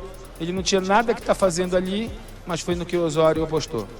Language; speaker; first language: Portuguese; native; Portuguese